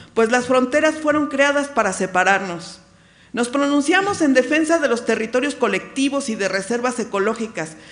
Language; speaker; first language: Spanish; native; Spanish